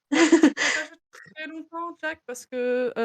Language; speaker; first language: French; native; French